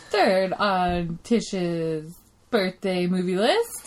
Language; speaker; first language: English; native; English